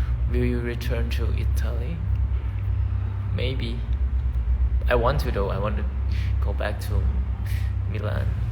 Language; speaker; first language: English; non-native, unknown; Thai